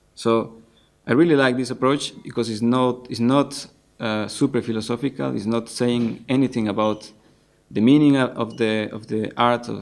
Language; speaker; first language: English; non-native, fluent; Spanish